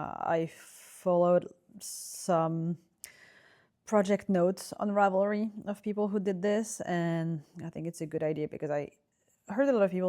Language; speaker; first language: English; non-native, fluent; French